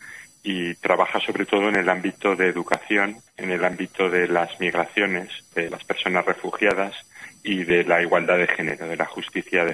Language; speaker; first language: Spanish; native; Spanish